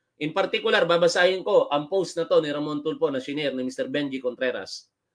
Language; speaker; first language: Filipino; native; Filipino